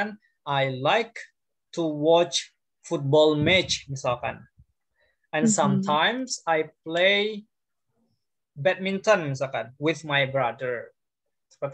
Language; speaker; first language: English; non-native, fluent; Indonesian